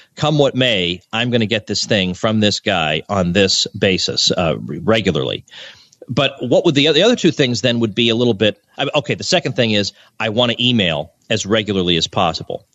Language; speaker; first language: English; native; English